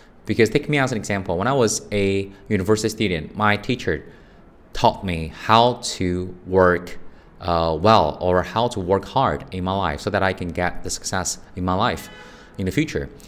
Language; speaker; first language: English; non-native, fluent; Chinese